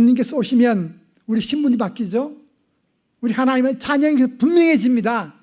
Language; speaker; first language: Korean; native; Korean